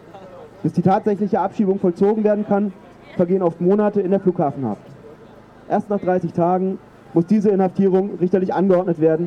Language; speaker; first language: German; native; German